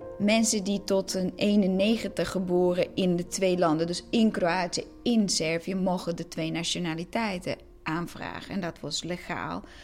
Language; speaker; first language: Dutch; non-native, fluent; Croatian